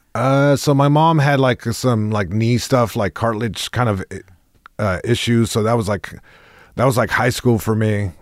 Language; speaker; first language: English; early bilingual, other home language; Spanish